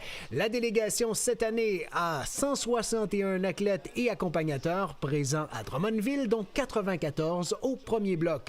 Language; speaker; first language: French; native; French